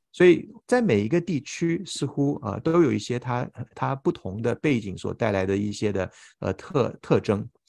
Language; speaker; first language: Chinese; native; Chinese